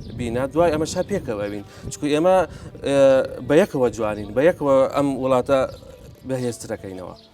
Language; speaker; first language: Central Kurdish; non-native, local second language; Turkish